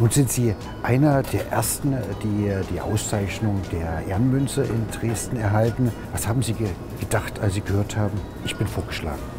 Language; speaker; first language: German; native; German